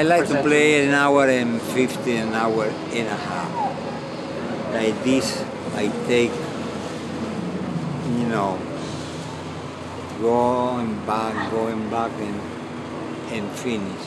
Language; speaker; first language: English; non-native, fluent; Spanish